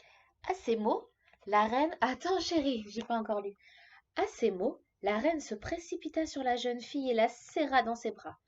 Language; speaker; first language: French; native; French